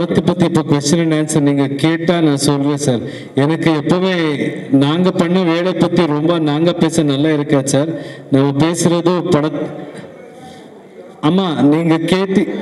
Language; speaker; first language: Tamil; non-native, learner; Kannada